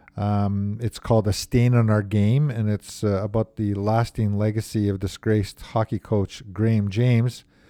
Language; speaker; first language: English; native; English